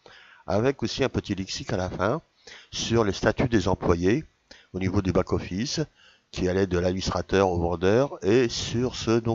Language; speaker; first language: French; native; French